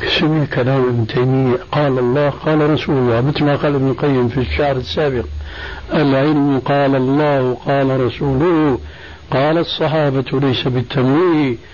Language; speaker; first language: Arabic; early bilingual, other home language; Albanian